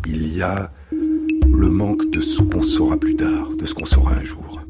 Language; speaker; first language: French; native; French